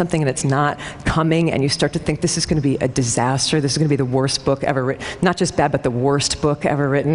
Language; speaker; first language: English; native; English